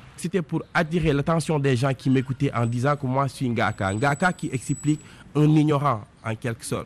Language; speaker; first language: French; non-native, local second language; Wolof